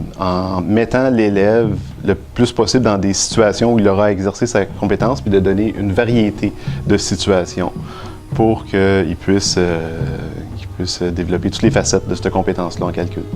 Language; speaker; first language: French; native; French